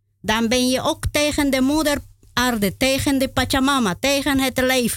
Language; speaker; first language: Dutch; non-native, learner; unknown